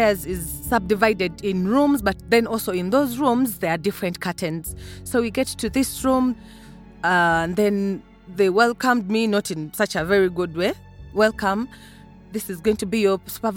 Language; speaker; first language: English; non-native, local second language; Ganda